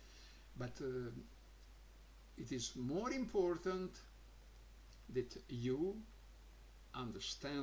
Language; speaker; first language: English; non-native, learner; Croatian